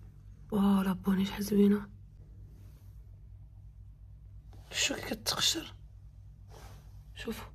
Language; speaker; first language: Arabic; native; Arabic